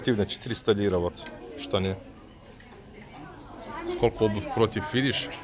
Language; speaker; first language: Russian; non-native, learner; Turkish